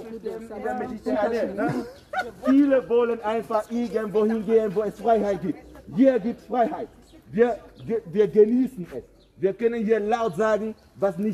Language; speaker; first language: German; non-native, fluent; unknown